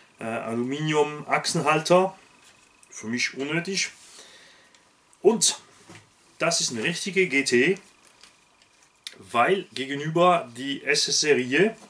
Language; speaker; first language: German; non-native, local second language; French